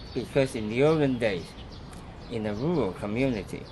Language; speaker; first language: English; non-native, local second language; Cantonese